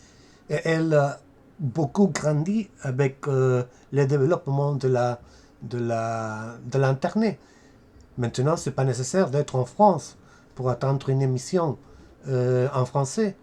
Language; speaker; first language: French; non-native, fluent; Spanish